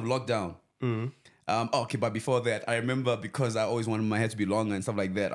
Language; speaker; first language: English; non-native, local second language; Venda